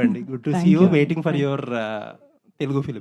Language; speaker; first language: Telugu; native; Telugu